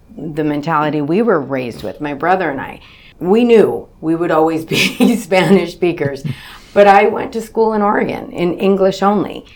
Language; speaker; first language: English; early bilingual, other home language; Spanish